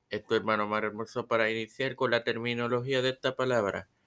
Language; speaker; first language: Spanish; native; Spanish